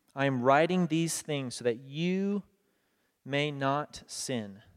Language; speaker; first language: English; native; English